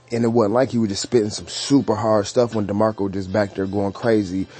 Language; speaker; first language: English; native; English